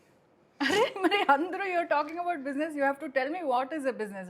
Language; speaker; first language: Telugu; non-native, local second language; Kannada